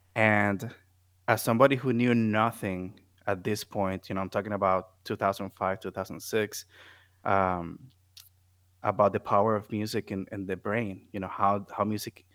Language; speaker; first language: English; non-native, fluent; Spanish